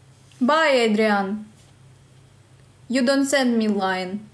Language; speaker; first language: English; non-native, learner; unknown